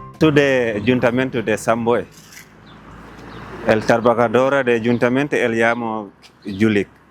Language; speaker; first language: Spanish; non-native, learner; Fula